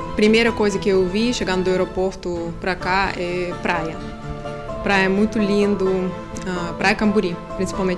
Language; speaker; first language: Portuguese; non-native, fluent; Russian